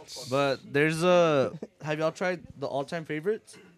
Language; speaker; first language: English; early bilingual, other home language; Spanish